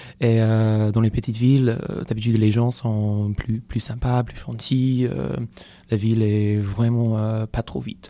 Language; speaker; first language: French; non-native, fluent; English